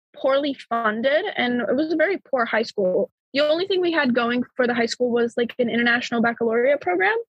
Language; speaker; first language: English; early bilingual, other home language; Bulgarian